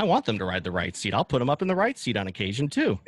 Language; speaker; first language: English; native; English